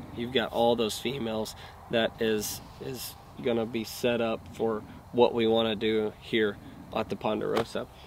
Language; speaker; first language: English; native; English